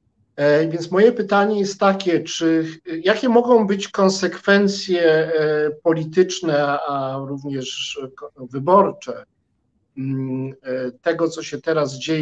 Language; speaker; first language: Polish; native; Polish